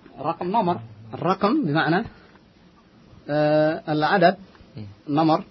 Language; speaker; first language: Arabic; non-native, fluent; Indonesian